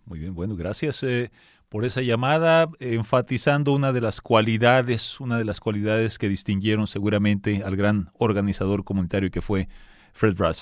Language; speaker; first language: Spanish; native; Spanish